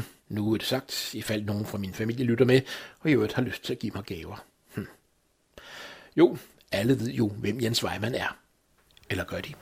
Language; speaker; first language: Danish; native; Danish